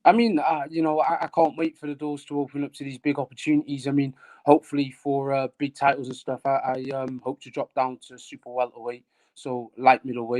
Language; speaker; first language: English; native; English